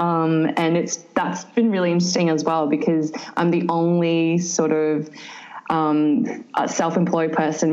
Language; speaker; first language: English; native; English